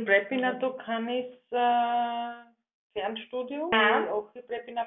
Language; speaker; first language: Greek; non-native, fluent; German